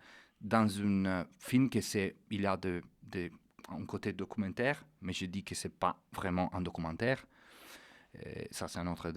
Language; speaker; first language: French; non-native, fluent; Italian